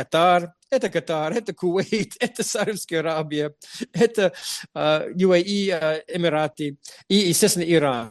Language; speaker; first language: Russian; non-native, fluent; English